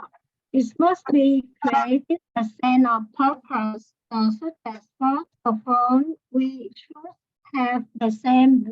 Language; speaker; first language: English; non-native, learner; Vietnamese